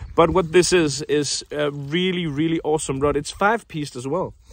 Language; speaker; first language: English; non-native, fluent; Danish